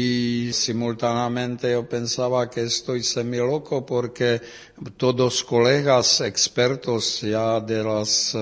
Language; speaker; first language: Spanish; non-native, learner; Czech